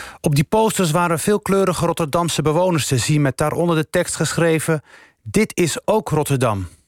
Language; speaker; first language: Dutch; native; Dutch